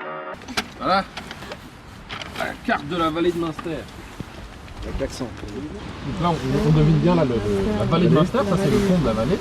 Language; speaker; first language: French; native; French